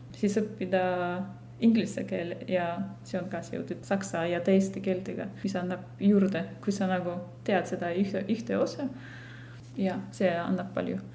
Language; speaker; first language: Estonian; non-native, fluent; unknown